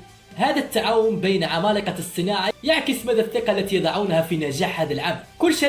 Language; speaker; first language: Arabic; native; Arabic